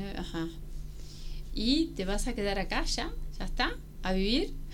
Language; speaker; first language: Spanish; native; Spanish